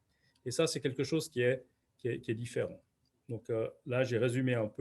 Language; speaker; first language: French; native; French